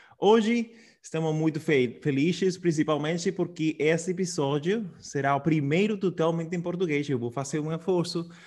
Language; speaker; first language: Portuguese; non-native, fluent; Spanish